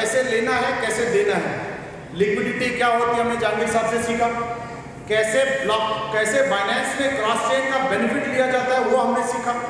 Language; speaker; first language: Hindi; non-native, local second language; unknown